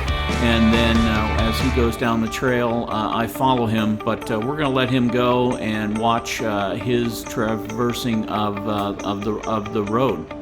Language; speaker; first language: English; native; English